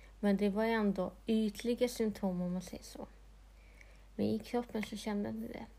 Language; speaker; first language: Swedish; non-native, local second language; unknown